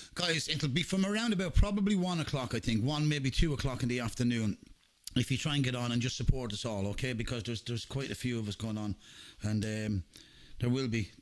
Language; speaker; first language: English; native; English